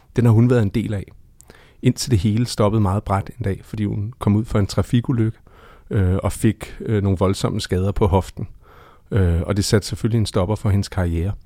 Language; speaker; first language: Danish; native; Danish